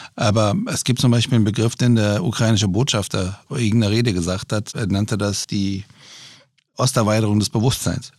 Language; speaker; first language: German; early bilingual, other home language; Persian